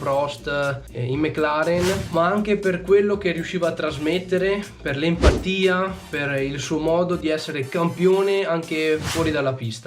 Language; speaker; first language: Italian; native; Italian